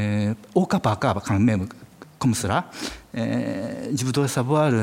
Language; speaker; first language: French; non-native, fluent; Japanese